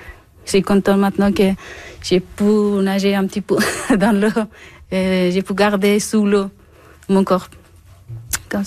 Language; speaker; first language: French; non-native, learner; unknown